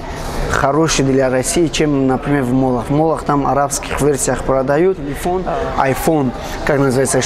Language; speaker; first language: Russian; non-native, fluent; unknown